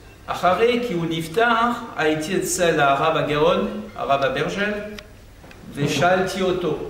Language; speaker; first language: Hebrew; non-native, fluent; French